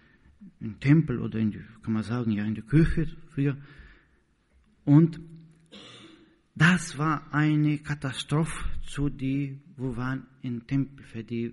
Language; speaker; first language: German; non-native, learner; Portuguese